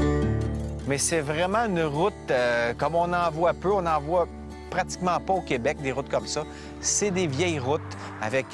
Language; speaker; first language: French; native; French